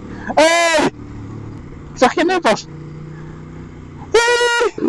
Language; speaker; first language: Dutch; native; Dutch